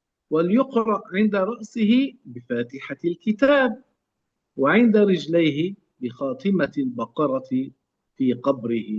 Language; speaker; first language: Arabic; native; Arabic